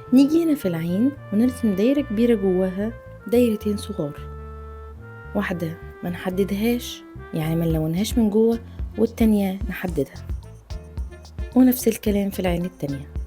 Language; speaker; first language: Arabic; native; Arabic